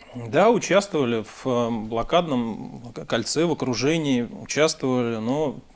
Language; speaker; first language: Russian; native; Russian